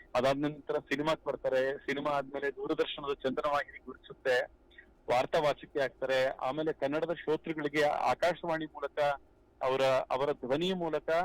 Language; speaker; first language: Kannada; native; Kannada